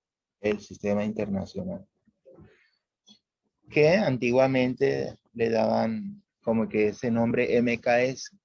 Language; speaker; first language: Spanish; native; Spanish